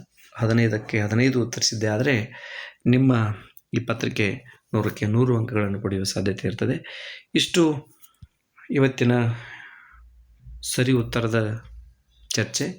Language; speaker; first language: Kannada; native; Kannada